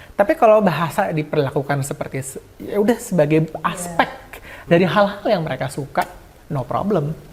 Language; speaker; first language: Indonesian; native; Indonesian